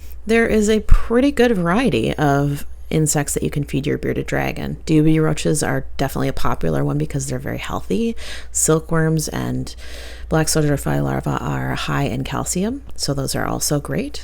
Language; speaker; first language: English; native; English